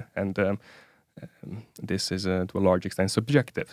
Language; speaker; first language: English; non-native, fluent; Italian